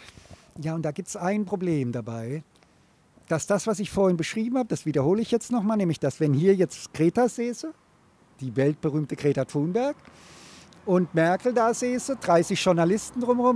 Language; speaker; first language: German; native; German